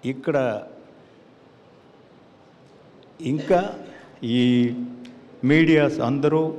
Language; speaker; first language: Telugu; non-native, learner; Tamil